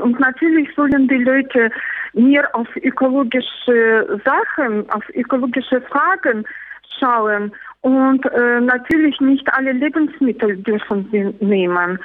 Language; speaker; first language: German; non-native, fluent; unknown